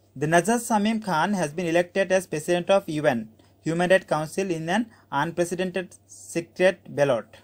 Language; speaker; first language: English; non-native, local second language; Bangla